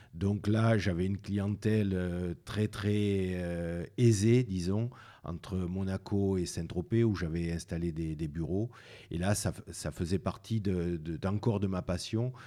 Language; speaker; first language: French; native; French